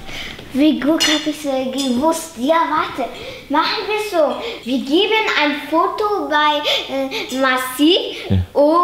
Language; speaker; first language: German; early bilingual, other home language; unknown